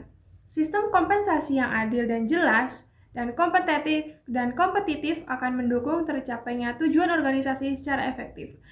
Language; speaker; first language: Indonesian; native; Indonesian